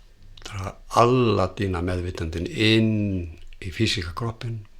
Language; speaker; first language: Swedish; non-native, fluent; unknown